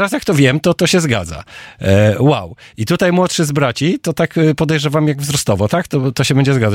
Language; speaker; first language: Polish; native; Polish